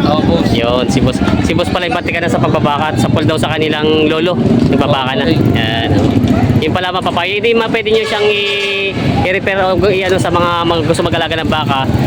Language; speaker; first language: Filipino; native; Filipino